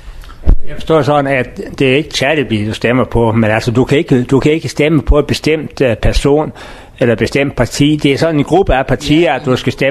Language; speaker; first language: Danish; non-native, learner; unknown